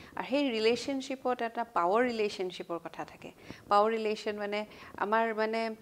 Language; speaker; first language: Assamese; native; Assamese